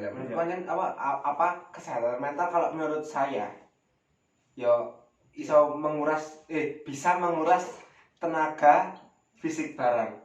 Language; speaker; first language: Indonesian; native; Indonesian